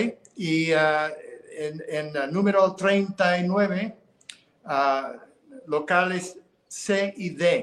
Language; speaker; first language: Spanish; non-native, fluent; English